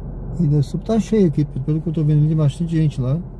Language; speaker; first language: Portuguese; native; Portuguese